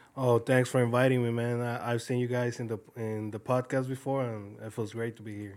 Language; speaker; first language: English; early bilingual, other home language; Spanish